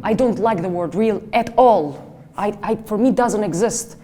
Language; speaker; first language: English; non-native, fluent; Albanian